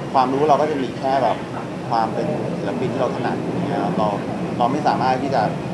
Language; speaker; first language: Thai; native; Thai